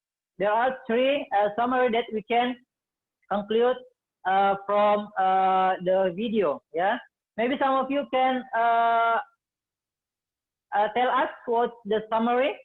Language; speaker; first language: English; non-native, fluent; Indonesian